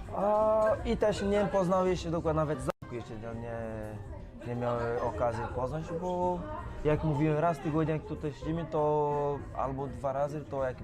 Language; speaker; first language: Polish; non-native, learner; Portuguese